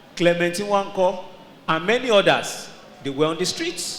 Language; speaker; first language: English; non-native, local second language; Yoruba